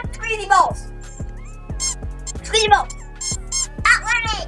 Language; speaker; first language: English; native; English